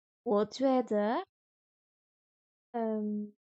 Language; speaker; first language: Chinese; non-native, learner; French